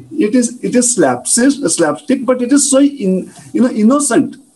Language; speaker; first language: English; non-native, local second language; Marathi